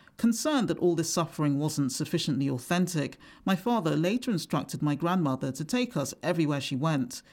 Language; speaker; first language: English; native; English